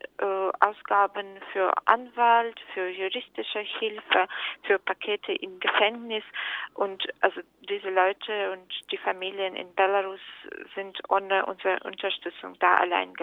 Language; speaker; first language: German; non-native, fluent; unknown